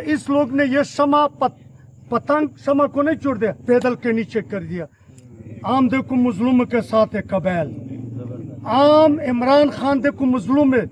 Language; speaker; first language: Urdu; non-native, local second language; Pashto